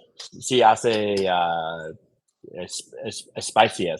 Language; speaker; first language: Spanish; non-native, learner; English